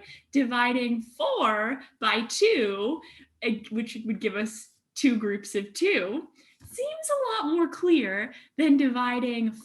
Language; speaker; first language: English; native; English